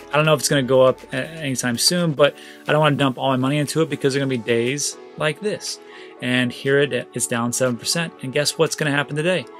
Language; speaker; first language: English; native; English